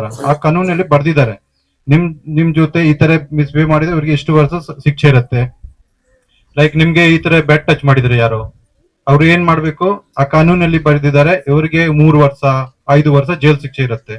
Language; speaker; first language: Kannada; non-native, fluent; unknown